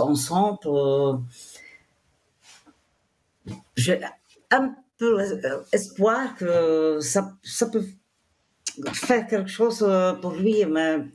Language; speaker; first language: French; non-native, fluent; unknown